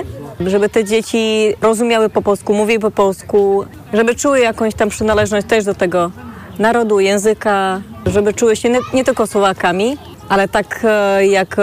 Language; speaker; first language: Polish; early bilingual, heritage; Polish